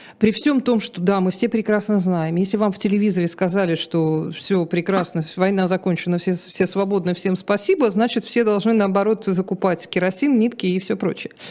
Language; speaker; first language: Russian; native; Russian